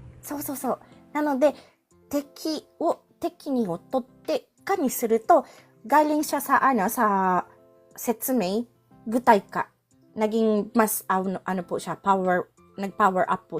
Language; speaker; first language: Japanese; non-native, fluent; Filipino